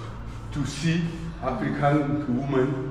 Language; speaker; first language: English; non-native, learner; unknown